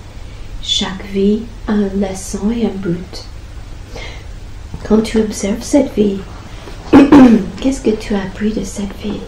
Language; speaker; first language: French; non-native, fluent; English